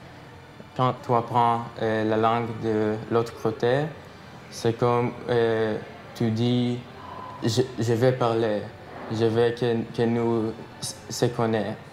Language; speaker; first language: French; non-native, learner; Hebrew